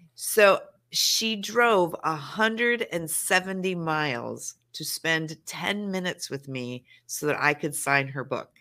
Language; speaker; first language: English; native; English